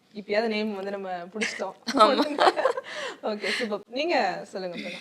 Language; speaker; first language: Tamil; native; Tamil